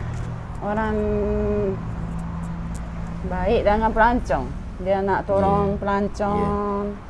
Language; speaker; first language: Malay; non-native, fluent; Japanese